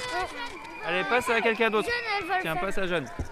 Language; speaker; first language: French; native; French